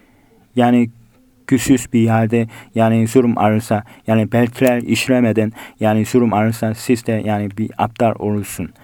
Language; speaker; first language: Turkish; non-native, fluent; Korean